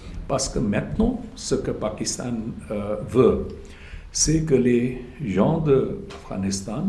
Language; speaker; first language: French; non-native, fluent; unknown